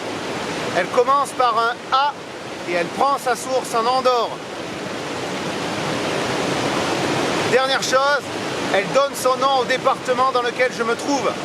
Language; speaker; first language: French; native; French